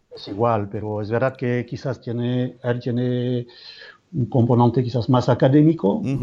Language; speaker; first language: Spanish; non-native, fluent; French